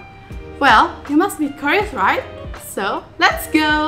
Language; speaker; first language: English; non-native, learner; Indonesian